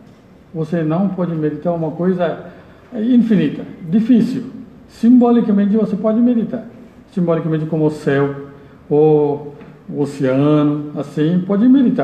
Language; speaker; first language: Portuguese; non-native, learner; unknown